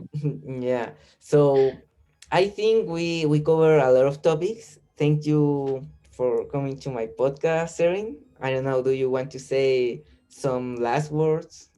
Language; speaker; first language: English; non-native, learner; Spanish